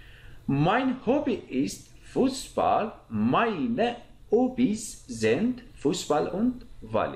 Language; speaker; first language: German; non-native, fluent; Persian